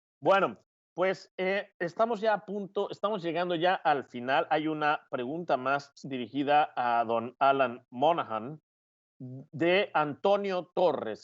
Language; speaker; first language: Spanish; native; Spanish